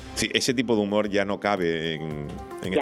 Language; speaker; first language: Spanish; native; Spanish